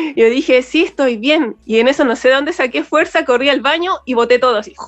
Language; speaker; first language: Spanish; native; Spanish